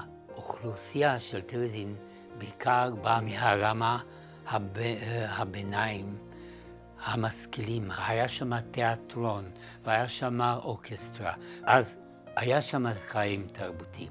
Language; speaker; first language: Hebrew; non-native, fluent; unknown